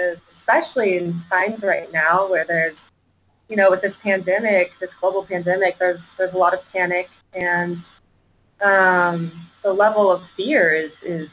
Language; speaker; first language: English; native; English